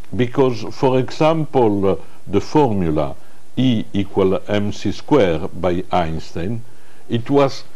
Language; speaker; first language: English; non-native, fluent; Italian